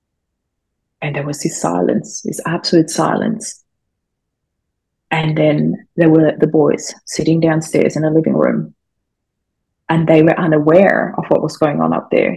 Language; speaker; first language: English; non-native, fluent; German